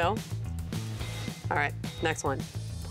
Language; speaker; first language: English; native; English